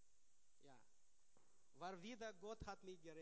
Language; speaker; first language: German; non-native, learner; Russian